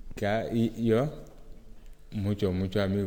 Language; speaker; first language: Spanish; non-native, learner; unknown